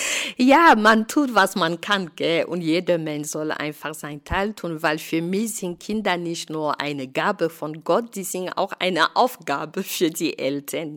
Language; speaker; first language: German; non-native, fluent; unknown